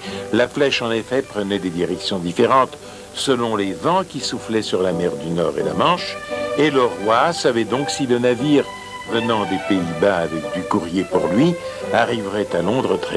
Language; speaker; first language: French; early bilingual, other home language; Russian